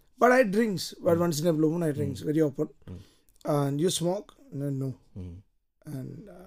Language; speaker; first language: English; non-native, local second language; Malayalam